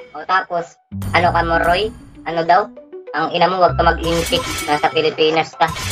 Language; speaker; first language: Filipino; non-native, local second language; Cebuano